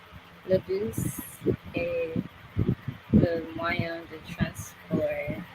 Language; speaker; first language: French; non-native, learner; English